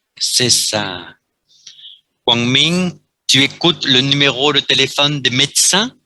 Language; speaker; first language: French; non-native, fluent; Vietnamese